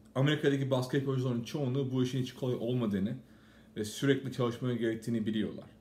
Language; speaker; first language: Turkish; native; Turkish